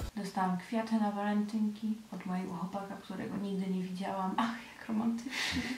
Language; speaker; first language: Polish; native; Polish